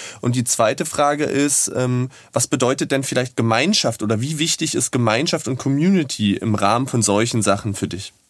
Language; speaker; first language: German; native; German